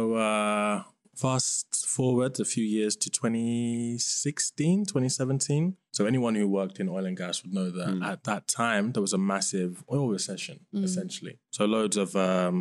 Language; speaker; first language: English; native; English